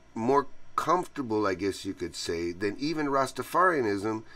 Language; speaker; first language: English; early bilingual, other home language; Spanish